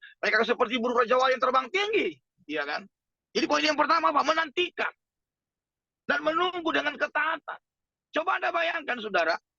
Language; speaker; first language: Indonesian; native; Indonesian